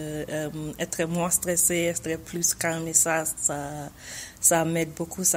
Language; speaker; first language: French; non-native, learner; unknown